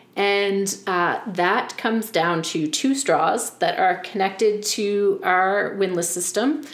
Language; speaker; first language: English; native; English